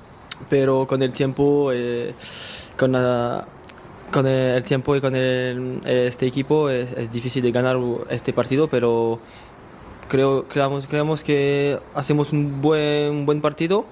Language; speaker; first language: Spanish; non-native, learner; French